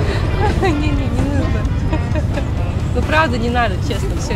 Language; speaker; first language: Russian; native; Russian